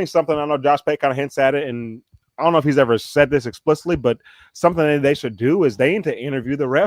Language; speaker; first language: English; native; English